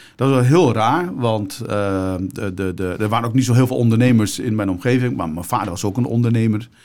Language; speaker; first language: Dutch; early bilingual, other home language; Turkish